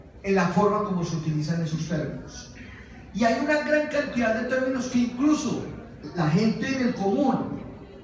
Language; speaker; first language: Spanish; native; Spanish